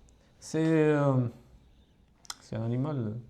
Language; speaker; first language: French; non-native, fluent; Georgian